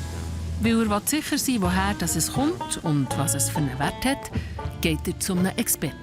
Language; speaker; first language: German; native; German